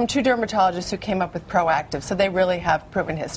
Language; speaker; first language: English; native; English